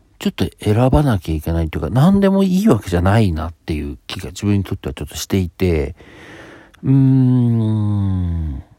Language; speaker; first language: Japanese; native; Japanese